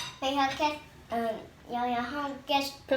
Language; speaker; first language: Swedish; early bilingual, other home language; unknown